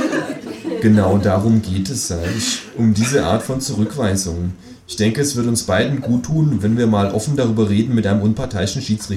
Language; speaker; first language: German; native; German